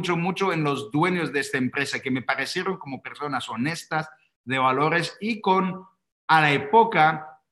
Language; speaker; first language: Spanish; non-native, fluent; English